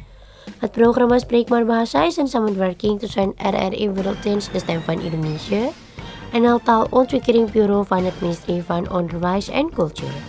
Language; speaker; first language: Dutch; non-native, learner; Indonesian